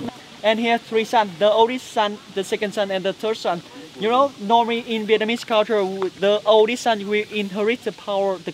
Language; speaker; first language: English; non-native, fluent; Vietnamese